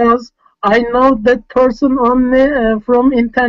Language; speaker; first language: English; non-native, fluent; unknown